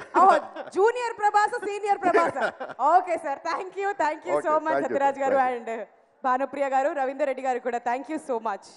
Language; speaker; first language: Telugu; native; Telugu